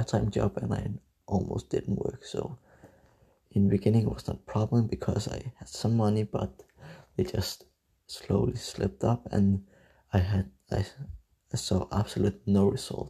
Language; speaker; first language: English; non-native, fluent; Danish